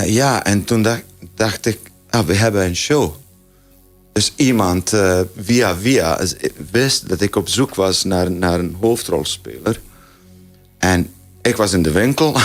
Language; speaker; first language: Dutch; non-native, fluent; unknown